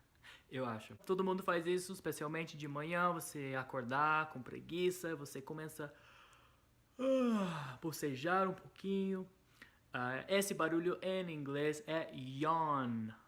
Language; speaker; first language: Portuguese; non-native, fluent; English